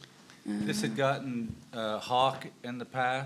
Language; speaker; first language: English; native; English